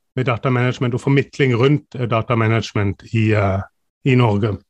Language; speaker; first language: Norwegian; non-native, fluent; German